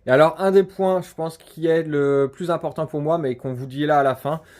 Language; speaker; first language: French; native; French